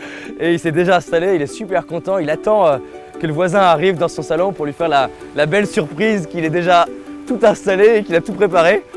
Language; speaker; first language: French; native; French